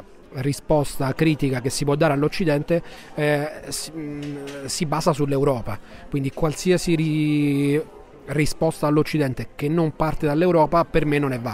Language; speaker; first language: Italian; native; Italian